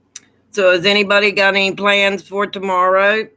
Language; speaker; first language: English; native; English